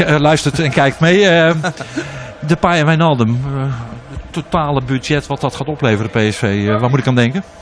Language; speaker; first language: Dutch; native; Dutch